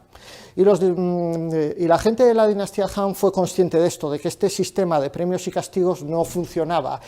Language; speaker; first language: Spanish; native; Spanish